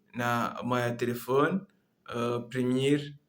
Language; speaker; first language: Russian; non-native, learner; Comorian